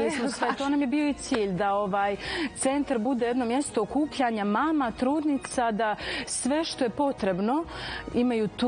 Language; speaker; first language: Serbian; native; Serbian